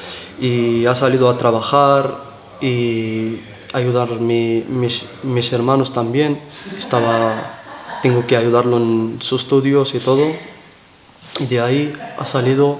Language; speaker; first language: Spanish; non-native, learner; Arabic